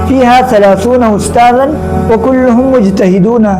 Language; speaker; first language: Arabic; non-native, learner; Urdu